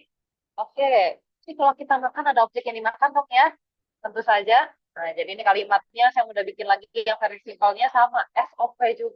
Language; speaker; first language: Indonesian; native; Indonesian